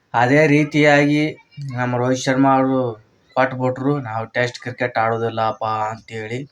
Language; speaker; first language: Kannada; native; Kannada